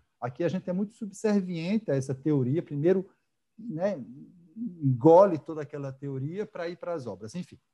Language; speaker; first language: Portuguese; native; Portuguese